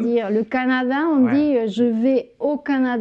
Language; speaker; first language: French; native; French